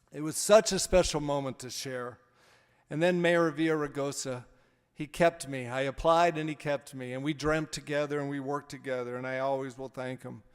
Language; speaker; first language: English; native; English